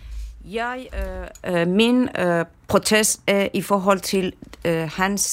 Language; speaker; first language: Danish; non-native, fluent; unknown